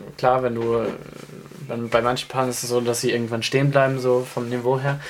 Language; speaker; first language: German; native; German